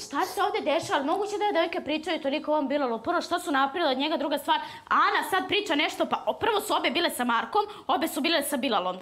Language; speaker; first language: Serbian; native; Serbian